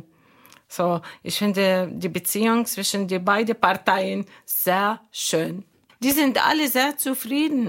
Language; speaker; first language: German; non-native, learner; Arabic